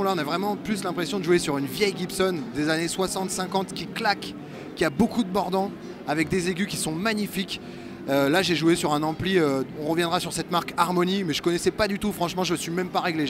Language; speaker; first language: French; native; French